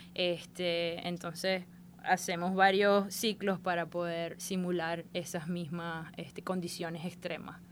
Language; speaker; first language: Spanish; native; Spanish